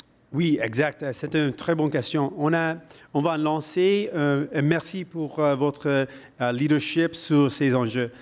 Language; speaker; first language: French; non-native, fluent; Punjabi